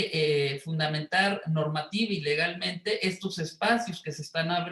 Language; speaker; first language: Spanish; native; Spanish